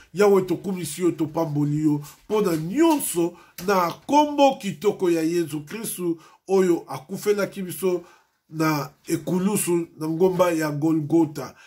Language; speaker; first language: Lingala; non-native, local second language; Kongo